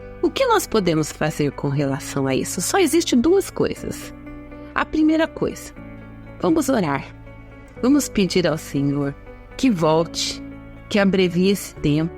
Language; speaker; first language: Portuguese; native; Portuguese